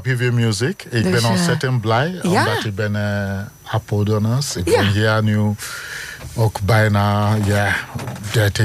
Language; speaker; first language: Dutch; non-native, fluent; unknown